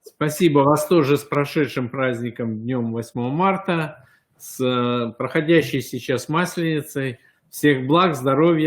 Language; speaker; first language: Russian; native; Russian